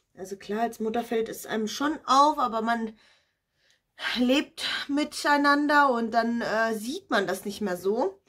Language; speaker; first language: German; non-native, fluent; Russian